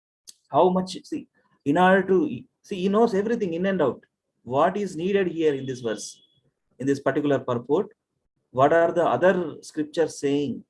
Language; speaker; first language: English; non-native, local second language; Telugu